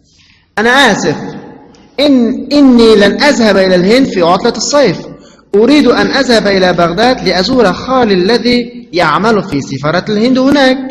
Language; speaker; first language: Arabic; non-native, fluent; Uyghur